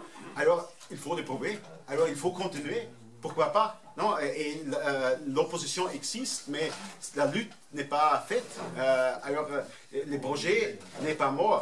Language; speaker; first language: French; non-native, fluent; German